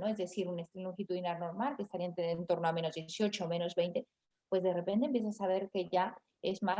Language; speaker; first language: Spanish; native; Spanish